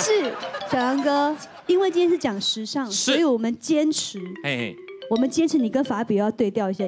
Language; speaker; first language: Chinese; native; Chinese